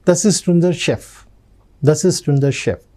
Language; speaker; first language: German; non-native, fluent; Telugu